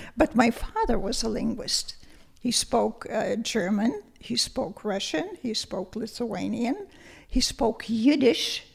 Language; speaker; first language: English; early bilingual, other home language; Lithuanian